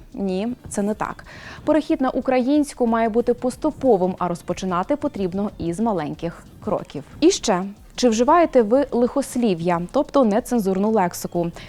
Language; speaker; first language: Ukrainian; native; Ukrainian